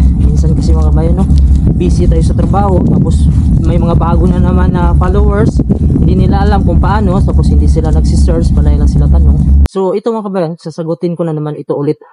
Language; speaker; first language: Filipino; native; Filipino